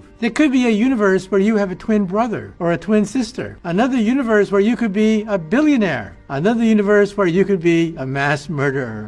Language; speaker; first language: English; native; English